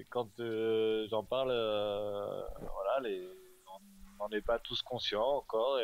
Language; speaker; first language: French; native; French